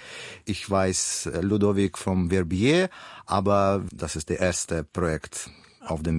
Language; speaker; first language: German; non-native, learner; Russian